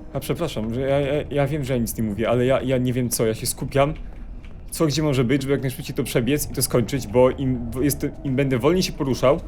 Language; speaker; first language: Polish; native; Polish